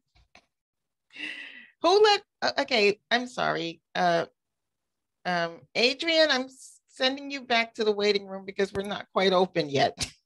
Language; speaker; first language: English; native; English